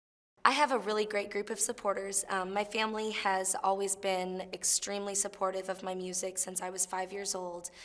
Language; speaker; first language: English; native; English